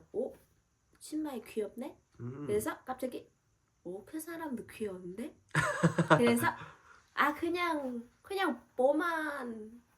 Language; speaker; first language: Korean; non-native, fluent; Vietnamese